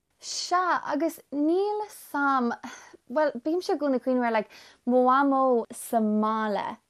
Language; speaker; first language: Irish; native; Irish